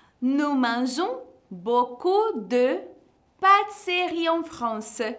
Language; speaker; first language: French; non-native, fluent; Portuguese